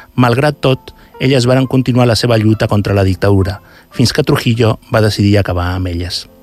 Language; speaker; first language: Catalan; native; Catalan